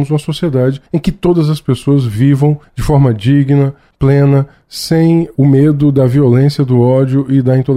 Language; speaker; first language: Portuguese; native; Portuguese